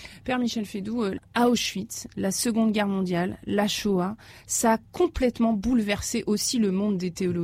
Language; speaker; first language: French; native; French